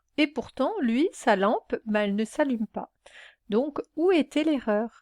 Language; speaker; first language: French; native; French